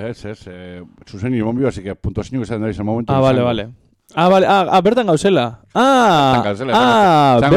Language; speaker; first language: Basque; native; Basque